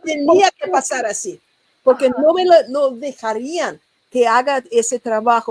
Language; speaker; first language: Spanish; non-native, learner; English